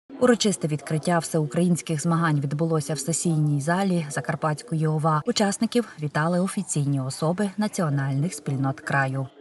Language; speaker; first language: Ukrainian; native; Ukrainian